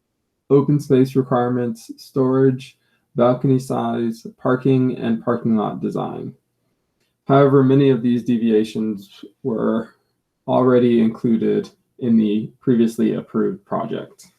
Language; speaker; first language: English; native; English